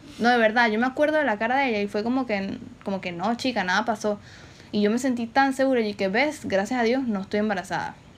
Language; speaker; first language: Spanish; native; Spanish